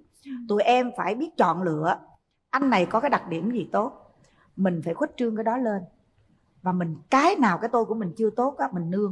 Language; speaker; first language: Vietnamese; native; Vietnamese